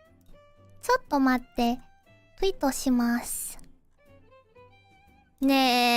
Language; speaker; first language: Japanese; non-native, learner; Indonesian